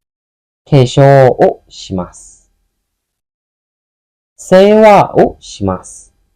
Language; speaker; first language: Japanese; non-native, fluent; Burmese